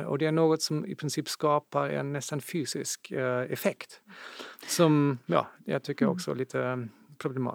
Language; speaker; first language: Swedish; non-native, fluent; German